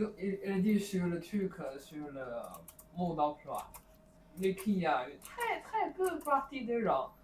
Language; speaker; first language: French; non-native, learner; Chinese